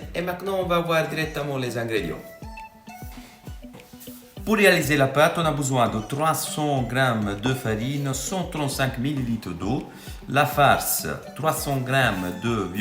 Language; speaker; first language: French; non-native, fluent; Italian